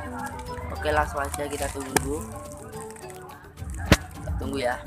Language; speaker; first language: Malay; non-native, local second language; Javanese